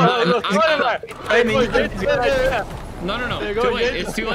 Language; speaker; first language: English; non-native, learner; Portuguese